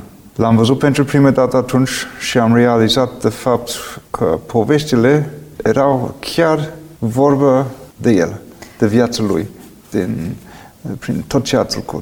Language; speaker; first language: Romanian; non-native, fluent; English